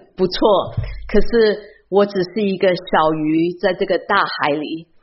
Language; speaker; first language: Chinese; early bilingual, heritage; Chinese